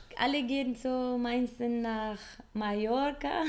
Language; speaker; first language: German; non-native, learner; Spanish